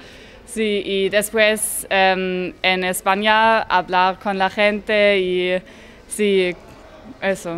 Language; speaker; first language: Spanish; non-native, learner; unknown